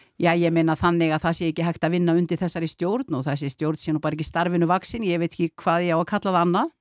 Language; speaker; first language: Icelandic; native; Icelandic